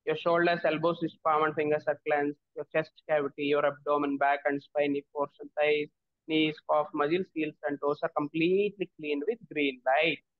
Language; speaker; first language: English; non-native, local second language; Telugu